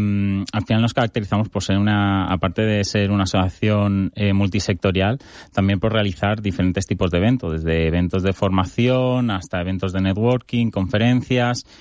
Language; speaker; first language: Spanish; native; Spanish